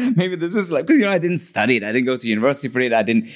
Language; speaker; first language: English; non-native, fluent; German